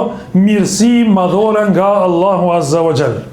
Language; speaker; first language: Albanian; native; Albanian